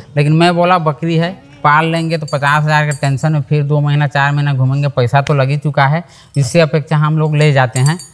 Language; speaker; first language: Hindi; native; Hindi